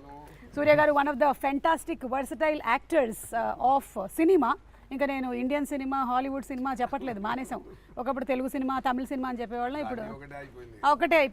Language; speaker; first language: Telugu; native; Telugu